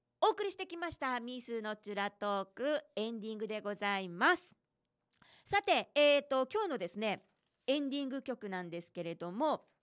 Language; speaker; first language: Japanese; native; Japanese